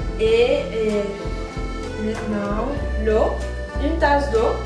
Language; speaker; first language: French; non-native, learner; Spanish